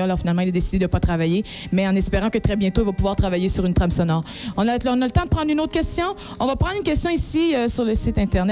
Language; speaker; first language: French; native; French